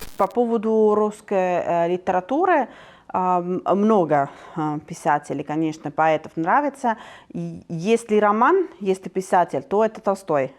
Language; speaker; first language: Russian; non-native, fluent; Italian